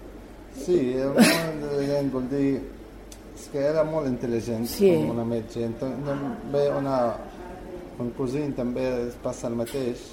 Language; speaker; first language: Catalan; non-native, learner; Arabic